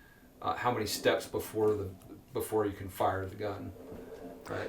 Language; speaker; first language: English; native; English